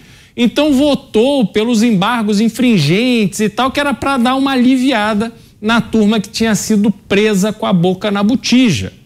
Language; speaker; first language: Portuguese; native; Portuguese